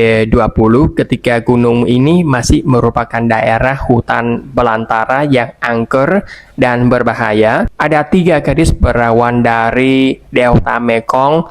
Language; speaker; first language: Indonesian; non-native, fluent; Vietnamese